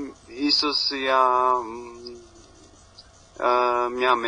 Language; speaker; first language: Greek; non-native, learner; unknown